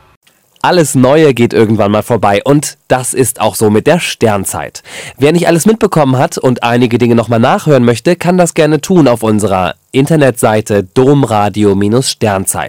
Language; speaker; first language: German; native; German